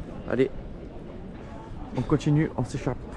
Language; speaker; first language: French; native; French